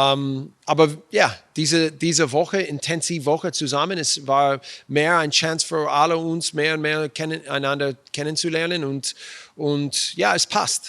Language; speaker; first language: German; non-native, fluent; English